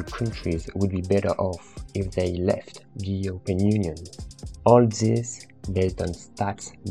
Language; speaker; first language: English; non-native, fluent; French